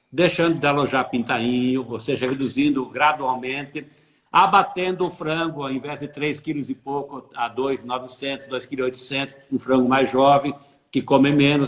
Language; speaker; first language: Portuguese; native; Portuguese